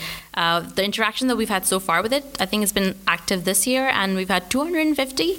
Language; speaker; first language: English; non-native, local second language; Urdu